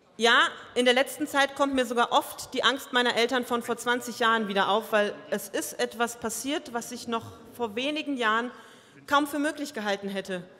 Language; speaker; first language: German; early bilingual, other home language; Croatian